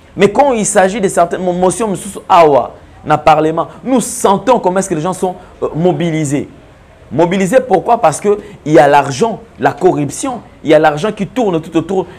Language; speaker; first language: French; non-native, local second language; Lingala